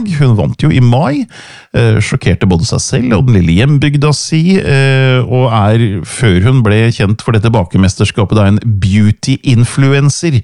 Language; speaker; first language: Norwegian; native; Norwegian